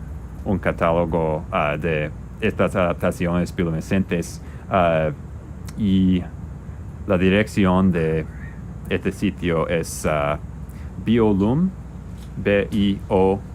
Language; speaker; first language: Spanish; non-native, learner; English